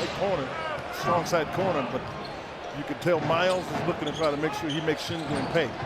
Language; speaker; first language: English; native; English